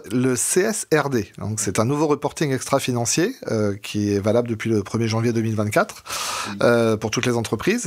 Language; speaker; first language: French; native; French